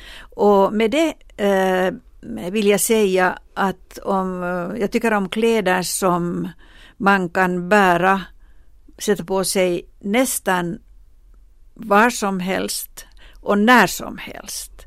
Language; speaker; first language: Swedish; non-native, local second language; Finnish